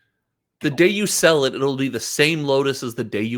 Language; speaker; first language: English; native; English